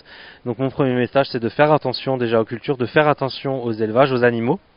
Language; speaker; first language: French; native; French